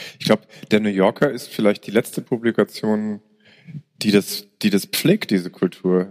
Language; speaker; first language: German; native; German